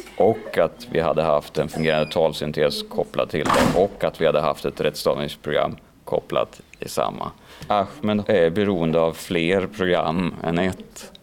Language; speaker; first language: Swedish; native; Swedish